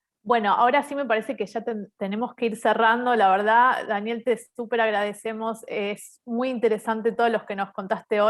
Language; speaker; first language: Spanish; native; Spanish